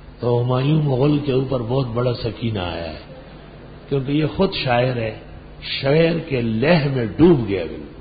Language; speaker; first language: Urdu; non-native, local second language; Pashto